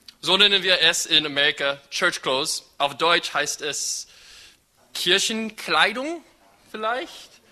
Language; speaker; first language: German; non-native, fluent; English